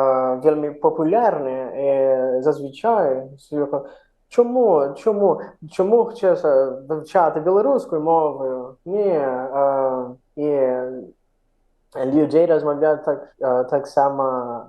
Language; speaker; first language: Ukrainian; non-native, learner; Portuguese